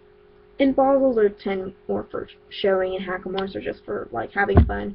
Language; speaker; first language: English; native; English